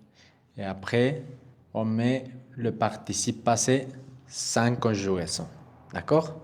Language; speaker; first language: French; non-native, learner; Spanish